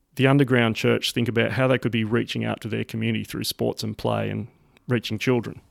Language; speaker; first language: English; native; English